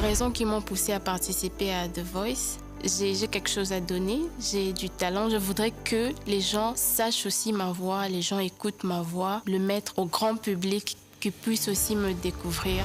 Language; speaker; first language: French; non-native, local second language; Lingala